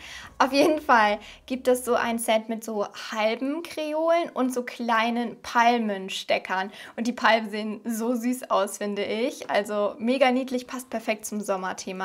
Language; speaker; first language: German; native; German